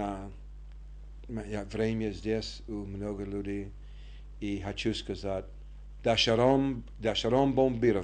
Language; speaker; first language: Russian; non-native, learner; English